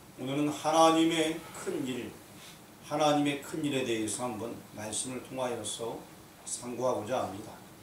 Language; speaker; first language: Korean; native; Korean